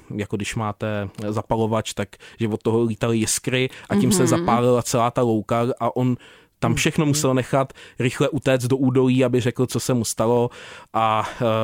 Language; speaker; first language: Czech; native; Czech